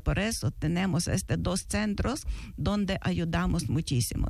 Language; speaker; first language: Spanish; non-native, learner; Ukrainian